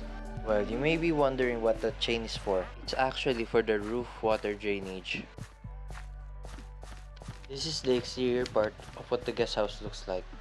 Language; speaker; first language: English; non-native, local second language; Filipino